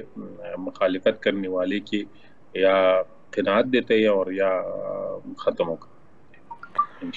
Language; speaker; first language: Hindi; non-native, learner; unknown